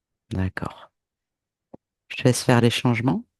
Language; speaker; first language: French; native; French